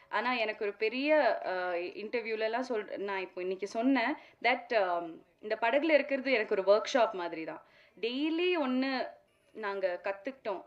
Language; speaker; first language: Tamil; non-native, local second language; Malayalam